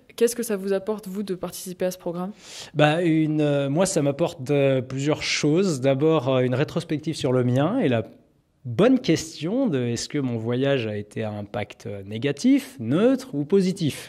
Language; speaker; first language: French; native; French